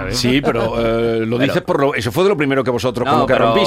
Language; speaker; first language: Spanish; native; Spanish